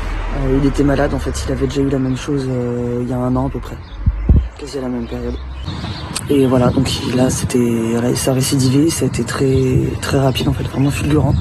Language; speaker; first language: French; native; French